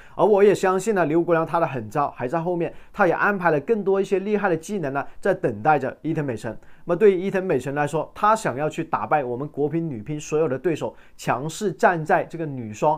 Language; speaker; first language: Chinese; native; Chinese